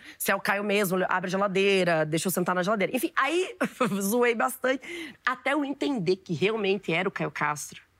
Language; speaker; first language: Portuguese; native; Portuguese